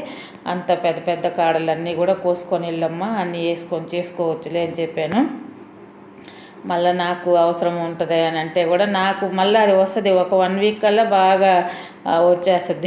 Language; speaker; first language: Telugu; native; Telugu